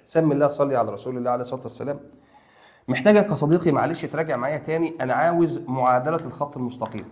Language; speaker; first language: Arabic; native; Arabic